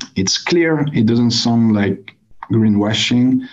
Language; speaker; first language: English; non-native, fluent; French